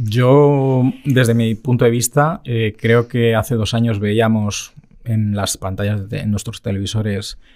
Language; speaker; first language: Spanish; native; Spanish